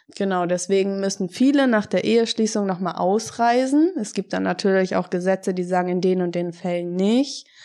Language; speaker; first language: German; native; German